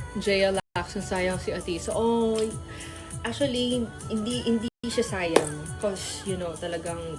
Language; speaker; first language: Filipino; native; Filipino